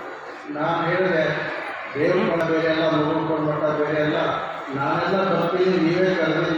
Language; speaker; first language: Kannada; native; Kannada